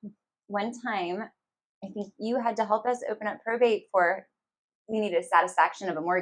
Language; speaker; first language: English; native; English